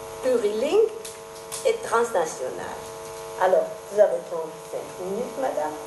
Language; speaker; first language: French; non-native, fluent; Georgian